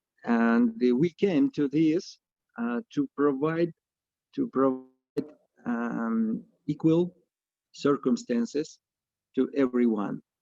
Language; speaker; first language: English; non-native, fluent; Russian